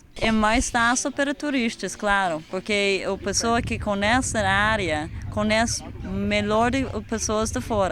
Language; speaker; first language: Portuguese; non-native, learner; English